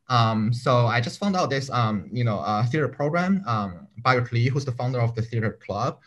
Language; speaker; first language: English; non-native, fluent; Chinese